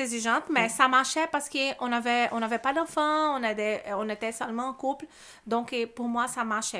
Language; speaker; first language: French; non-native, learner; Portuguese